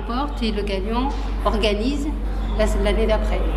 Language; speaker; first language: French; native; French